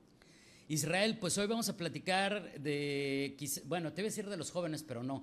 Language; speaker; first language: Spanish; native; Spanish